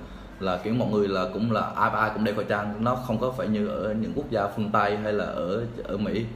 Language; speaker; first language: Vietnamese; native; Vietnamese